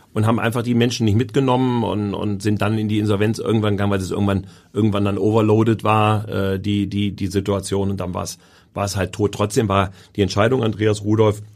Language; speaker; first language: German; native; German